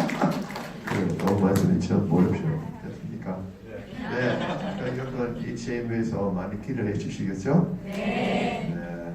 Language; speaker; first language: Korean; non-native, learner; English